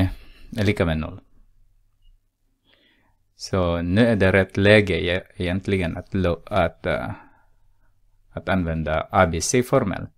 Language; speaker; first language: Swedish; non-native, fluent; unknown